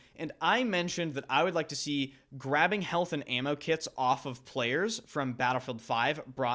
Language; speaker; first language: English; native; English